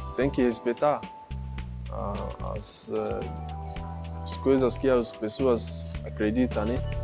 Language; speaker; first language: Portuguese; non-native, learner; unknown